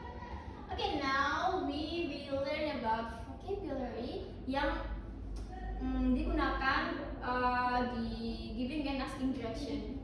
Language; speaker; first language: English; non-native, fluent; Indonesian